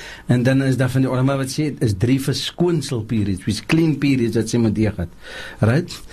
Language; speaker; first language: English; non-native, local second language; Afrikaans